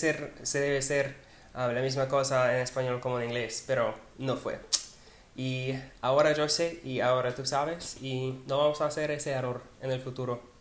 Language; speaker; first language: Spanish; non-native, learner; English